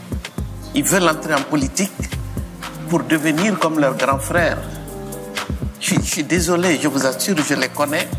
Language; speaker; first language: French; non-native, local second language; Bambara